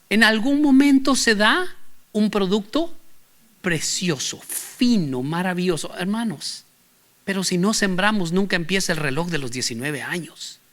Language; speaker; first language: Spanish; native; Spanish